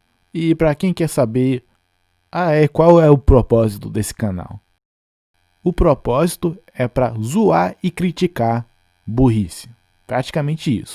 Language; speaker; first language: Portuguese; non-native, fluent; English